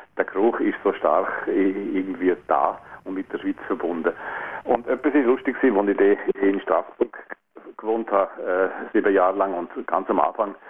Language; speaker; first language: German; native; German